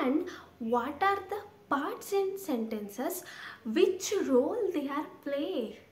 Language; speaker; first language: English; non-native, local second language; Kannada